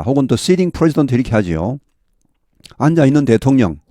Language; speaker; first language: Korean; native; Korean